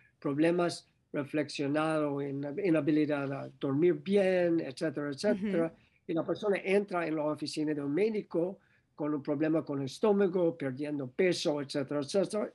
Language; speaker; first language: Spanish; non-native, learner; English